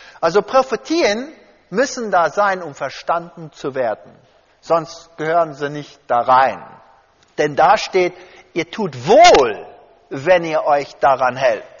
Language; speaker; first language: German; early bilingual, heritage; German